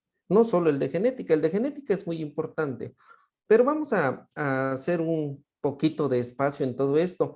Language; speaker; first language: Spanish; native; Spanish